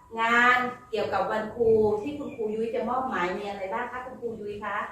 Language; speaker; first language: Thai; native; Thai